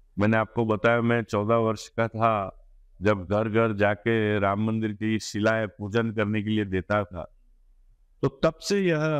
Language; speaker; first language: Hindi; non-native, local second language; Gujarati